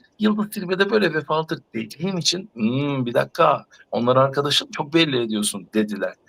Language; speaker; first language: Turkish; native; Turkish